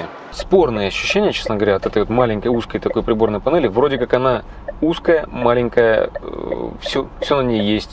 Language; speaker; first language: Russian; native; Russian